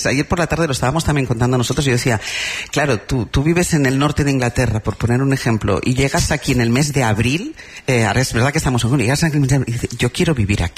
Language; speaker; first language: Spanish; native; Spanish